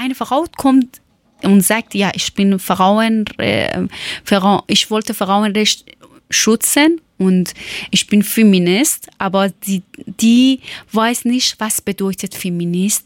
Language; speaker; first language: German; non-native, learner; Persian